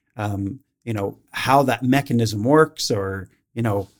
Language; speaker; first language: English; native; English